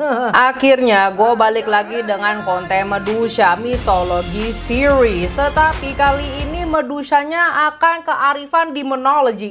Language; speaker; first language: Indonesian; native; Indonesian